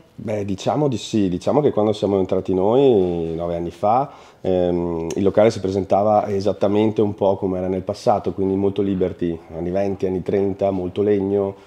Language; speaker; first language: Italian; native; Italian